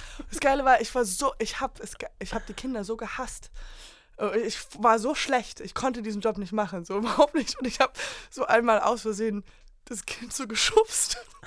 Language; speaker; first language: German; early bilingual, heritage; German